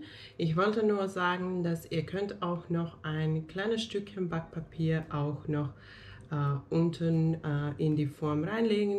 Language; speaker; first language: German; non-native, fluent; Finnish